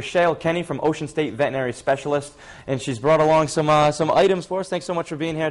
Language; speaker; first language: English; native; English